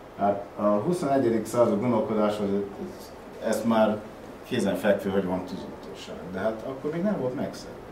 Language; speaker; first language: Hungarian; early bilingual, heritage; Hungarian